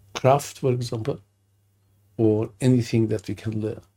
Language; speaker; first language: English; non-native, fluent; Persian